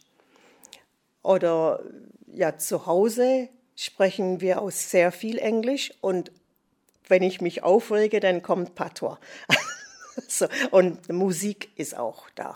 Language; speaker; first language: German; non-native, fluent; English